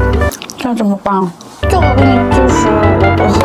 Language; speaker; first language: Chinese; non-native, learner; Korean